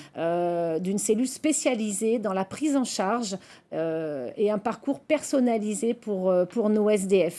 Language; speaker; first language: French; native; French